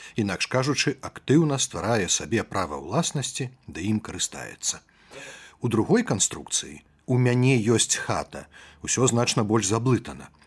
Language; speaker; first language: Belarusian; native; Belarusian